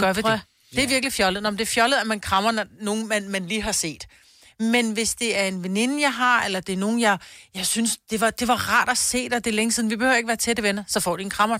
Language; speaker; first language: Danish; native; Danish